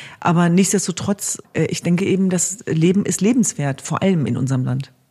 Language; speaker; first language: German; early bilingual, other home language; Kurdish